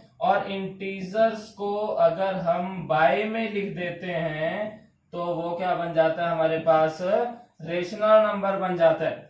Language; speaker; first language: Hindi; native; Hindi